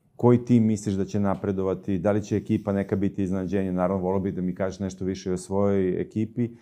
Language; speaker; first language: Serbian; native; Serbian